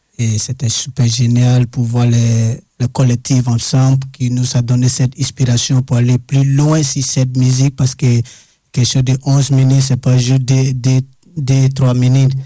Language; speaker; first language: French; non-native, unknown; English